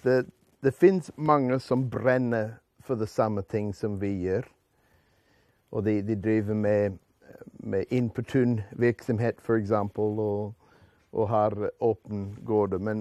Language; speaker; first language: Norwegian; non-native, fluent; English